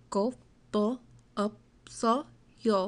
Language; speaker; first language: Korean; non-native, learner; English